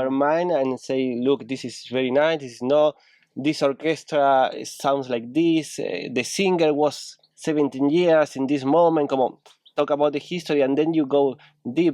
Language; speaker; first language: English; non-native, learner; Spanish